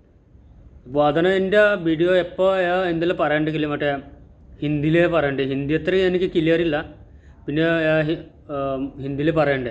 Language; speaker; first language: Malayalam; non-native, learner; Assamese